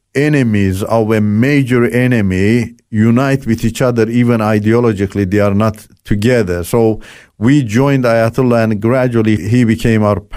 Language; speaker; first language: English; non-native, fluent; Turkish